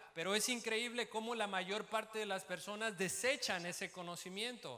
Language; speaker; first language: Spanish; native; Spanish